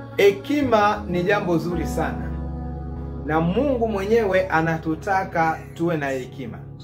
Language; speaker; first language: Swahili; native; Swahili